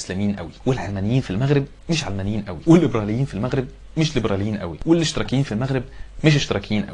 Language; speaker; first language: Arabic; native; Arabic